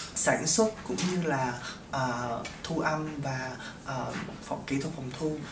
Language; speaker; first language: Vietnamese; native; Vietnamese